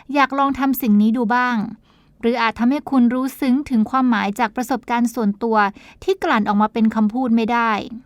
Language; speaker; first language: Thai; native; Thai